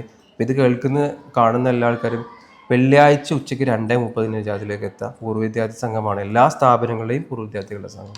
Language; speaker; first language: Malayalam; native; Malayalam